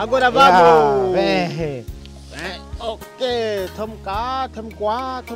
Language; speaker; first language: Portuguese; non-native, learner; Vietnamese